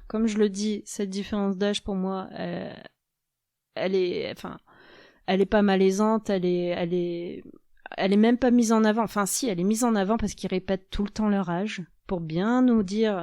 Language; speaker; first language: French; native; French